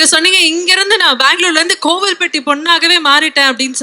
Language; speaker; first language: Tamil; native; Tamil